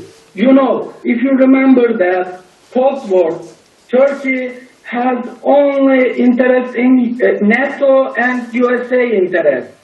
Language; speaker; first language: English; non-native, learner; Turkish